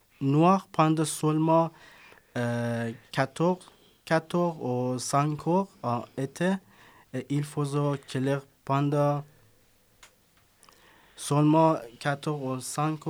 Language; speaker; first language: French; non-native, learner; Persian